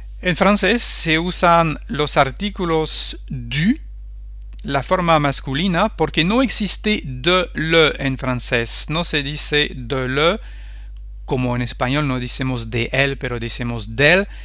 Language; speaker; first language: Spanish; non-native, fluent; French